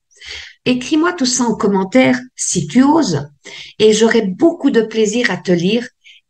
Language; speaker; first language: French; native; French